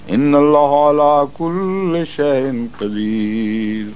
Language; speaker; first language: Arabic; non-native, fluent; Urdu